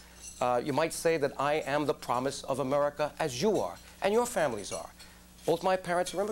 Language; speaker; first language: English; native; English